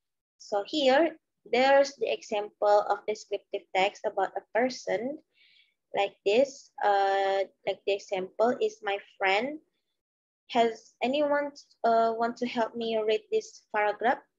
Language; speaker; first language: English; non-native, learner; Indonesian